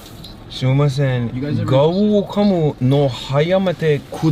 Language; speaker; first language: Japanese; non-native, learner; English